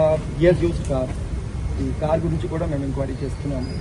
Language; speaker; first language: Telugu; non-native, learner; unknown